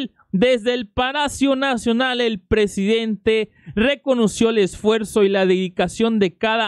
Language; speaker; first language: Spanish; native; Spanish